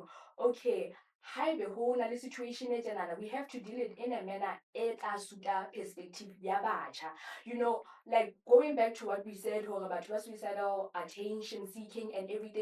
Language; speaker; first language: English; non-native, local second language; Southern Sotho